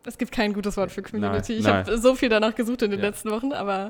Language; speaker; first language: German; native; German